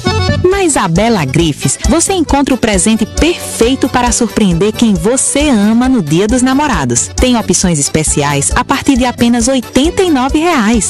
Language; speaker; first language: Portuguese; native; Portuguese